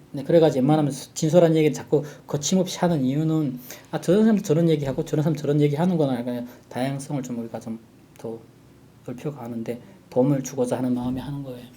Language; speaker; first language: Korean; native; Korean